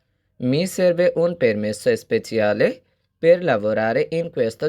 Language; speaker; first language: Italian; non-native, fluent; Bangla